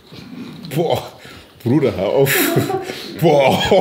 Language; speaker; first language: German; native; German